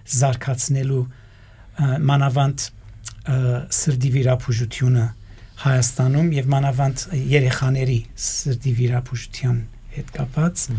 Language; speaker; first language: Armenian; early bilingual, heritage; Armenian